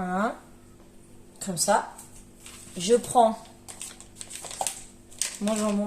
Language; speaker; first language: French; native; French